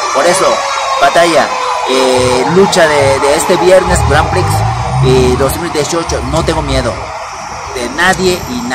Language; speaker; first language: Spanish; non-native, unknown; Japanese